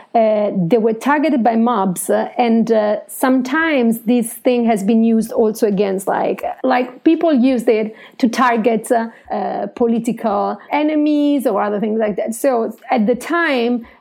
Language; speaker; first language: English; non-native, fluent; Italian